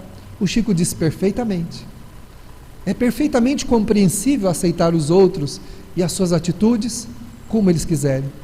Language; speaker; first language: Portuguese; native; Portuguese